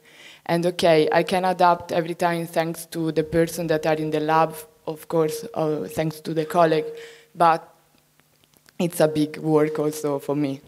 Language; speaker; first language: English; non-native, fluent; Italian